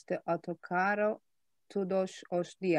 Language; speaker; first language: Portuguese; non-native, learner; Turkish